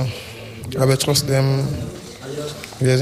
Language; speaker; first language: German; non-native, learner; French